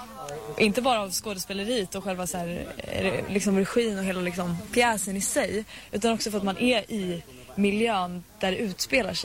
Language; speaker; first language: Swedish; native; Swedish